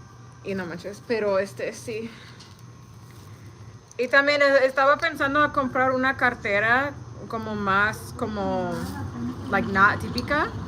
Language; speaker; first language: Spanish; non-native, learner; English